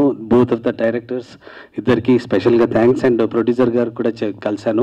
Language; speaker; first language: Telugu; native; Telugu